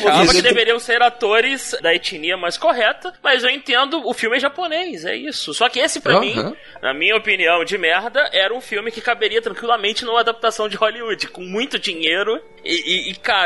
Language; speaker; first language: Portuguese; native; Portuguese